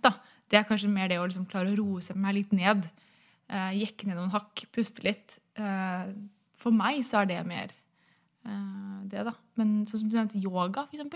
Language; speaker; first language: Norwegian; native; Norwegian